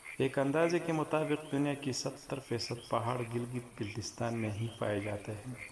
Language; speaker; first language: Urdu; non-native, local second language; Pashto